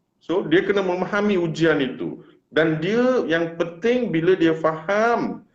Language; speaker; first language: Malay; non-native, local second language; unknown